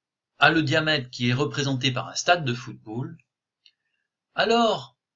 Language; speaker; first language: French; native; French